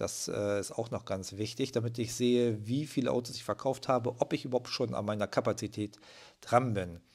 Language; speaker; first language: German; native; German